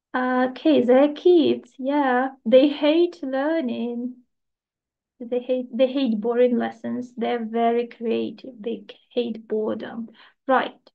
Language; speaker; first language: English; non-native, fluent; Ukrainian